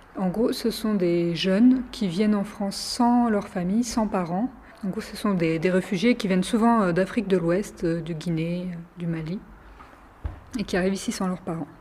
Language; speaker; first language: French; early bilingual, other home language; Romany